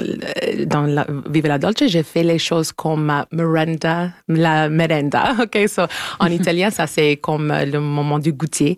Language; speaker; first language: French; non-native, local second language; English